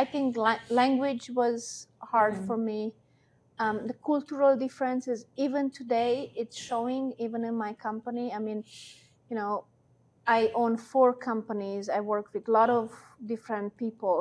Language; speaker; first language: English; non-native, fluent; Hungarian